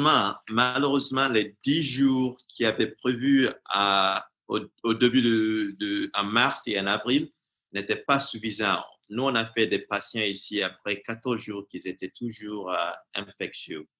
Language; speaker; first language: French; non-native, fluent; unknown